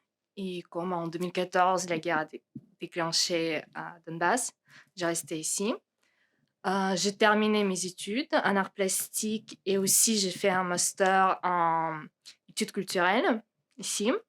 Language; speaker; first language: French; non-native, fluent; Russian